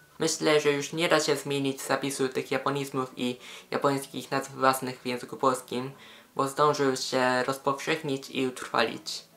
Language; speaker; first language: Polish; non-native, fluent; Japanese